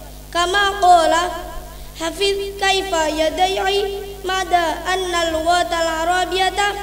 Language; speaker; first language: Arabic; non-native, learner; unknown